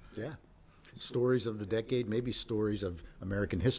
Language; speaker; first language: English; native; English